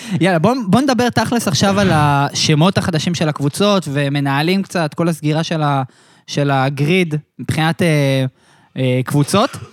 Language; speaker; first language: Hebrew; native; Hebrew